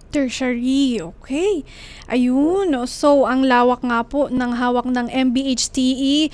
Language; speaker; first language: Filipino; non-native, local second language; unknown